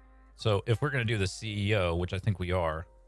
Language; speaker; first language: English; native; English